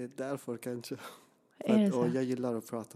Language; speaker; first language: Swedish; non-native, fluent; Persian